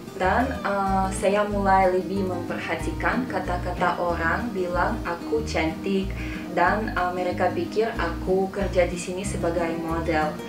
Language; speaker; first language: Indonesian; non-native, fluent; Russian